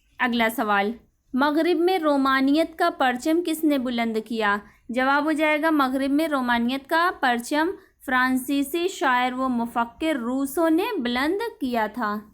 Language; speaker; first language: Urdu; native; Urdu